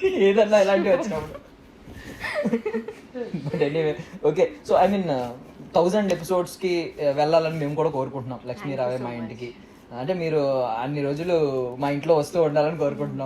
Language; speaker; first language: Telugu; native; Telugu